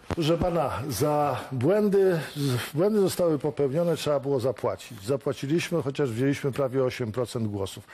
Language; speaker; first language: Polish; native; Polish